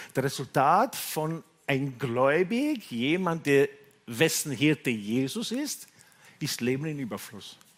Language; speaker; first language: German; non-native, fluent; Italian